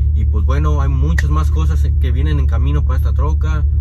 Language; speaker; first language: Spanish; native; Spanish